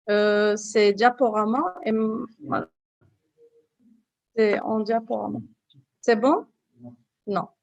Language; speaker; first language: French; non-native, local second language; Arabic